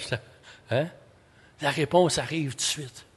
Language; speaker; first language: French; native; French